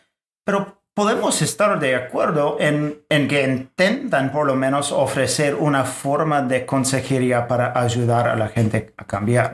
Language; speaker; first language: Spanish; non-native, fluent; English